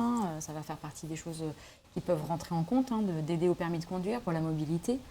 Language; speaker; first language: French; native; French